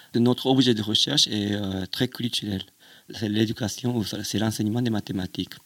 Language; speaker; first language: French; non-native, fluent; Japanese